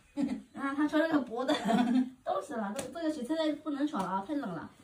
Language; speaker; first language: Chinese; native; Chinese